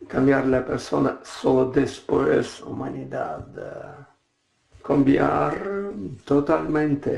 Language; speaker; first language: Spanish; non-native, learner; Russian